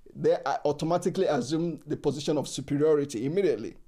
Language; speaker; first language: English; non-native, local second language; Igbo